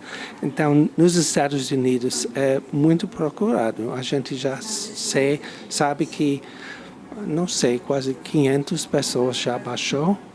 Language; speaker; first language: Portuguese; non-native, fluent; English